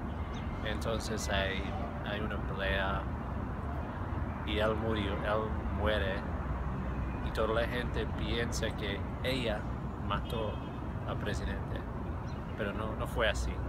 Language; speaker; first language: Spanish; non-native, fluent; English